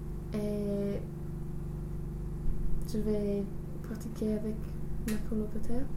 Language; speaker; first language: French; non-native, learner; English